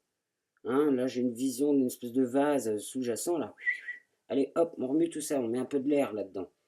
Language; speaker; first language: French; native; French